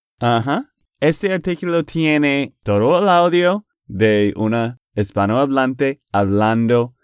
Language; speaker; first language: Spanish; non-native, fluent; English